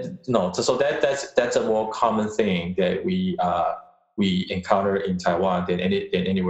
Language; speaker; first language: English; non-native, local second language; Chinese